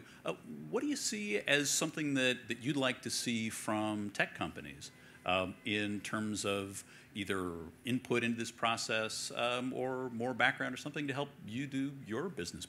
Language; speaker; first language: English; native; English